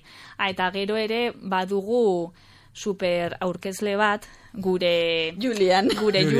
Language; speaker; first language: Basque; non-native, local second language; Spanish